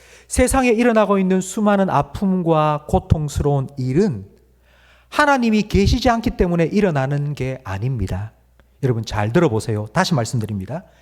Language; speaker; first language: Korean; native; Korean